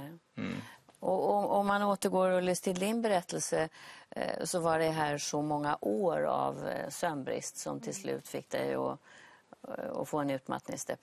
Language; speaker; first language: Swedish; native; Swedish